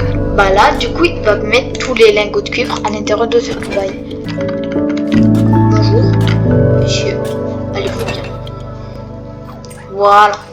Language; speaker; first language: French; native; French